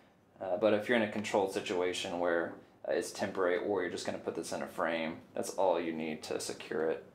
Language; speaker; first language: English; native; English